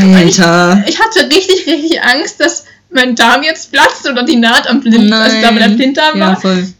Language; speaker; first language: German; native; German